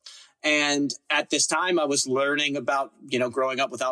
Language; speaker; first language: English; native; English